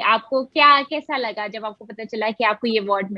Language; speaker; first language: Urdu; native; Urdu